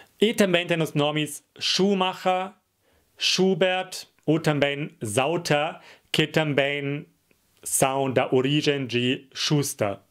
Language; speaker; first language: Portuguese; non-native, fluent; German